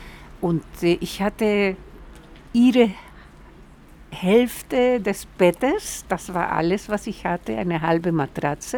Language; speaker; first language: German; non-native, fluent; Spanish